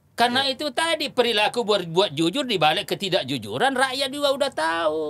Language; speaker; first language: Indonesian; non-native, local second language; Buginese